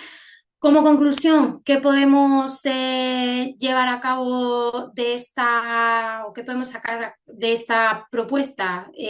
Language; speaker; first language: Spanish; native; Spanish